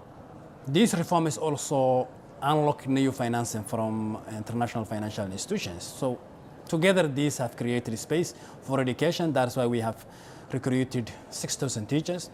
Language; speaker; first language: English; non-native, local second language; Somali